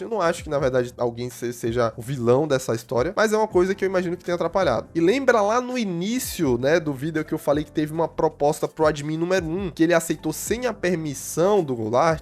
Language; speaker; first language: Portuguese; native; Portuguese